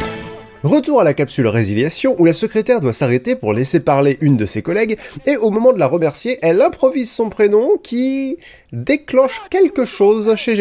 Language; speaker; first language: French; native; French